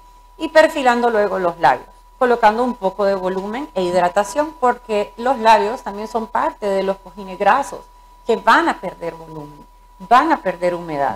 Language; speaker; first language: Spanish; native; Spanish